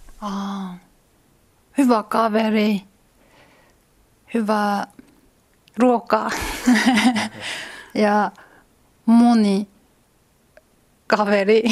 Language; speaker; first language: Finnish; non-native, learner; Korean